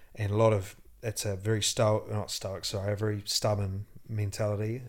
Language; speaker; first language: English; native; English